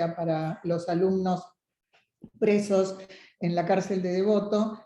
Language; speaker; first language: Spanish; native; Spanish